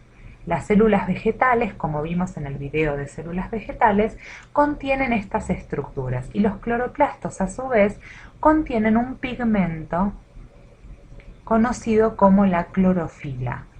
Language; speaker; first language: Spanish; native; Spanish